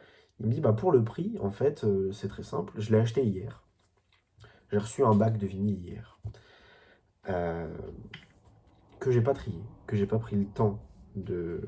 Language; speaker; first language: French; native; French